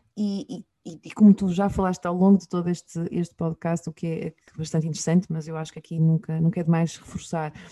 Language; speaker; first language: Portuguese; native; Portuguese